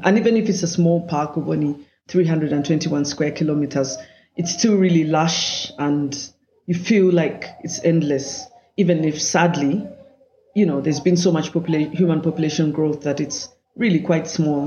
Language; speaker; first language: English; non-native, local second language; Ganda